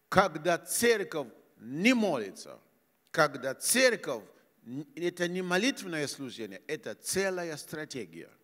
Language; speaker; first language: Russian; non-native, fluent; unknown